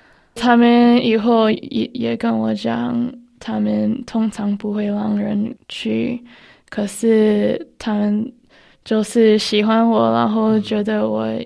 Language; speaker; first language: Chinese; early bilingual, heritage; Chinese